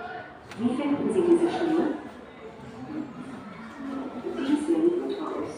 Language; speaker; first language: German; non-native, learner; Indonesian